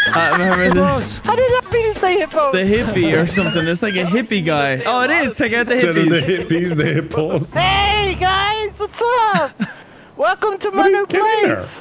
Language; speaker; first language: English; native; English